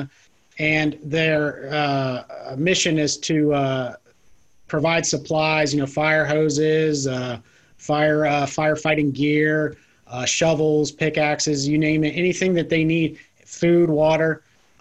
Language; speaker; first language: English; native; English